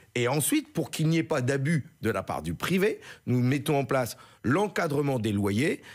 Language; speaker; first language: French; native; French